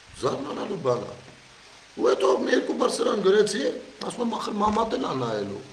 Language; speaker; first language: Armenian; native; Armenian